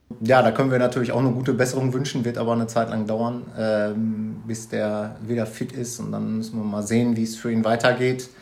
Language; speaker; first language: German; native; German